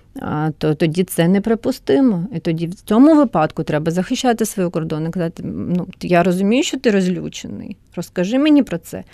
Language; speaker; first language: Ukrainian; non-native, local second language; Russian